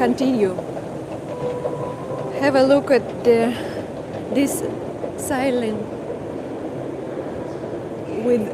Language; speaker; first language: English; non-native, fluent; Russian